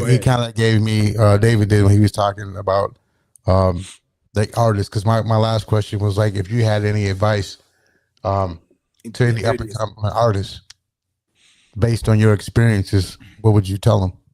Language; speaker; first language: English; native; English